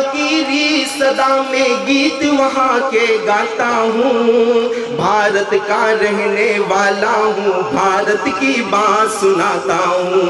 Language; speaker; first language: Hindi; native; Hindi